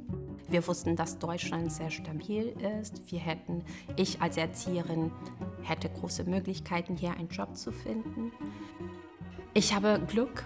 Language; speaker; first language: German; non-native, fluent; Portuguese